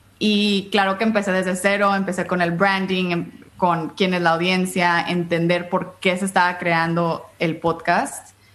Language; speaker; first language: Spanish; native; Spanish